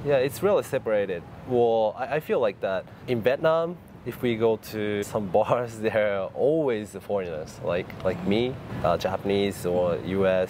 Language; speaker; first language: English; non-native, fluent; Japanese